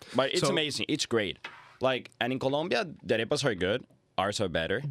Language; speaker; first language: English; non-native, fluent; Spanish